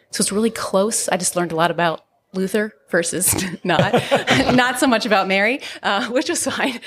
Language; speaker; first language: English; native; English